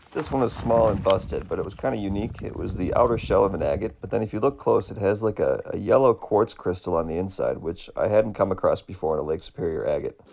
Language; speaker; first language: English; native; English